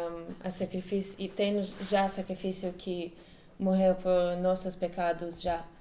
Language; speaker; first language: Portuguese; non-native, fluent; Hebrew